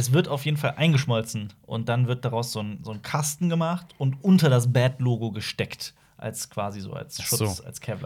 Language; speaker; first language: German; native; German